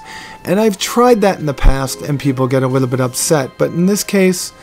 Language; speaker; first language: English; native; English